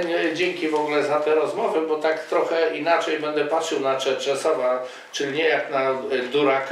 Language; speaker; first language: Polish; native; Polish